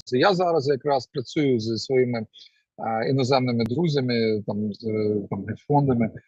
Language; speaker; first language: Ukrainian; non-native, local second language; Russian